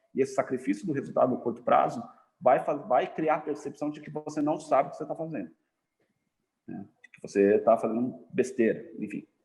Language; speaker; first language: Portuguese; native; Portuguese